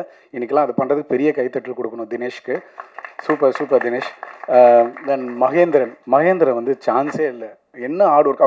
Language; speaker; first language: Tamil; native; Tamil